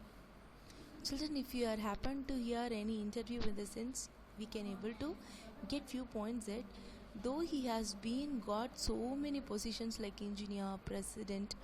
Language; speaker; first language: English; non-native, local second language; Tamil